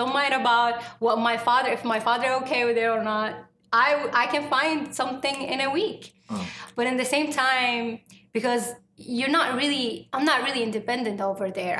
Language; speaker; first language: English; non-native, fluent; Arabic